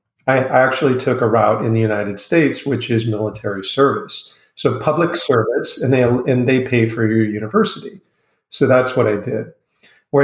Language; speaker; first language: English; native; English